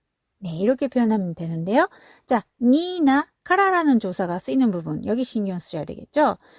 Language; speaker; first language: Korean; non-native, fluent; Japanese